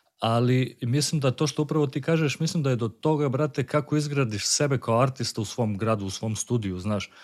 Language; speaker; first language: Serbian; native; Serbian